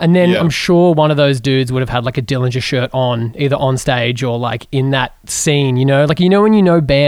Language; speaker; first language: English; native; English